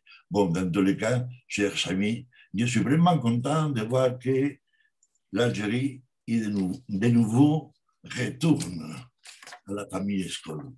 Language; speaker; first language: French; non-native, learner; Spanish